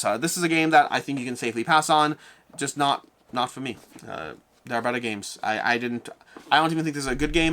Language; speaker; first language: English; native; English